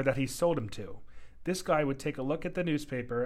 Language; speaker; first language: English; native; English